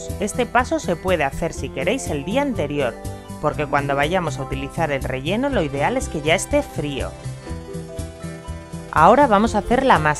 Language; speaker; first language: Spanish; native; Spanish